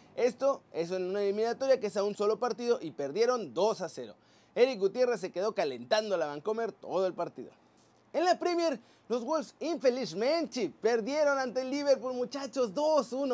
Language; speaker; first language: Spanish; native; Spanish